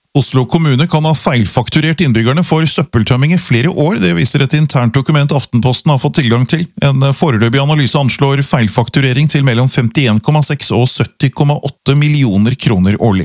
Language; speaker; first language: Norwegian; native; Norwegian